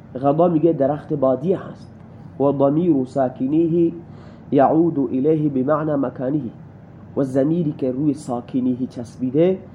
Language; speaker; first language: Persian; non-native, local second language; Baluchi